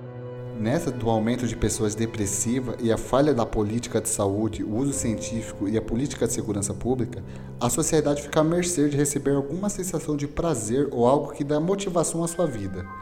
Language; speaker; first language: Portuguese; native; Portuguese